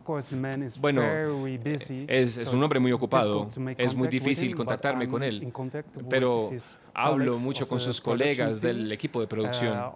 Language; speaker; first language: Spanish; non-native, fluent; Dutch